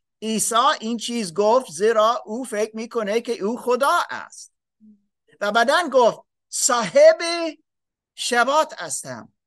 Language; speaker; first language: Persian; non-native, learner; English